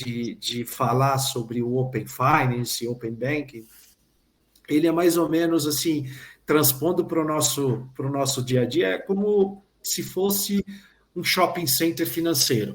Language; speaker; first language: Portuguese; native; Portuguese